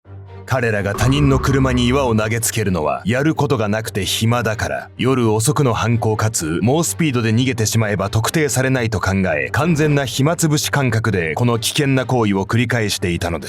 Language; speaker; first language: Japanese; native; Japanese